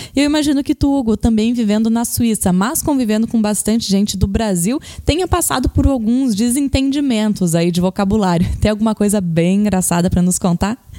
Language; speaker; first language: Portuguese; native; Portuguese